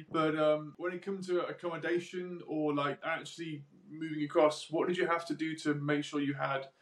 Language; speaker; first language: English; native; English